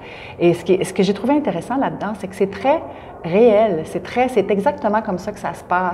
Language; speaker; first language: French; native; French